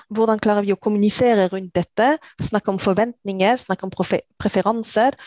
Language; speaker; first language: Norwegian; non-native, fluent; French